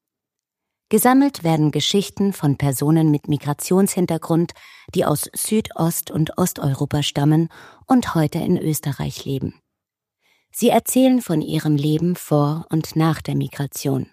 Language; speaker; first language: German; native; German